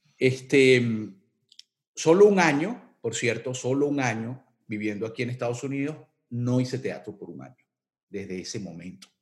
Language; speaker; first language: Spanish; native; Spanish